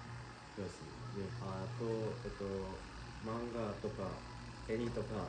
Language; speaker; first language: Japanese; non-native, learner; Korean